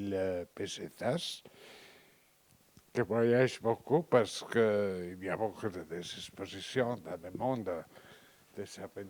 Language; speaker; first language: French; non-native, learner; Catalan